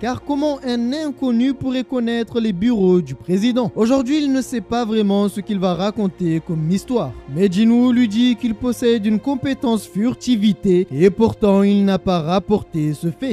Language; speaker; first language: French; native; French